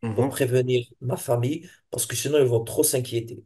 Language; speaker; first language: French; non-native, local second language; Arabic